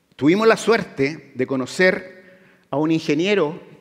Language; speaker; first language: Spanish; native; Spanish